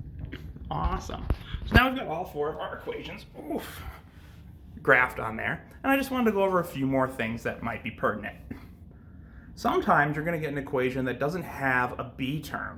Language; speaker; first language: English; native; English